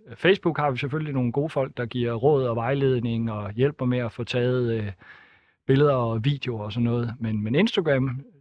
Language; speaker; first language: Danish; native; Danish